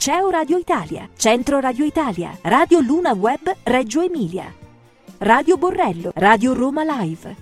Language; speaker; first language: Italian; native; Italian